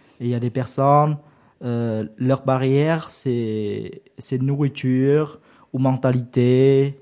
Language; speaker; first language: French; non-native, learner; Vietnamese